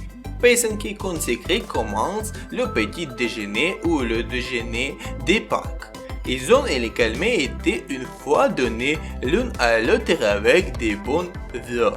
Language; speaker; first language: French; non-native, learner; Ukrainian